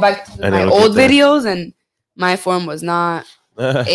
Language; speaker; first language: English; native; English